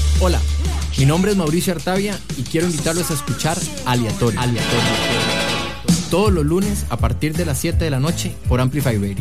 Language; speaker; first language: Spanish; native; Spanish